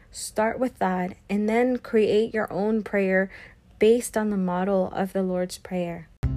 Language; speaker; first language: English; early bilingual, other home language; Spanish